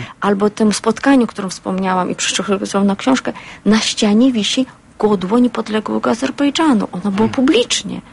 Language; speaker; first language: Polish; non-native, fluent; Azerbaijani